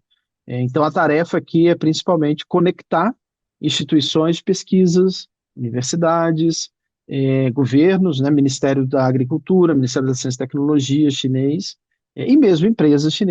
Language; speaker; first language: Portuguese; native; Portuguese